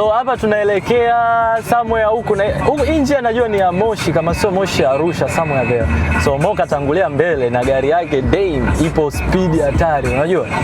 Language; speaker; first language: Swahili; native; Swahili